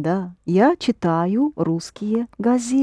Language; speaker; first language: Russian; non-native, fluent; English